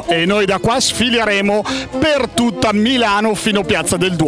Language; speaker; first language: Italian; native; Italian